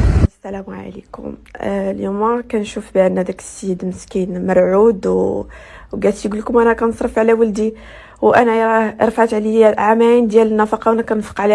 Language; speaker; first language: Arabic; native; Arabic